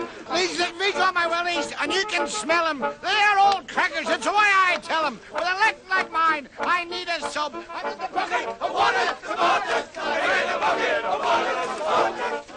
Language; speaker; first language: English; native; English